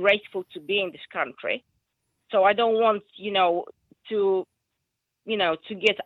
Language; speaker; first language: English; non-native, fluent; Polish